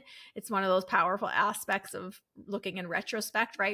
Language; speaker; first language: English; native; English